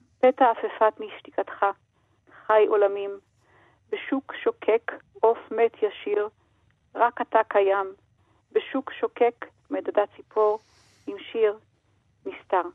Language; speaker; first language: Hebrew; native; Hebrew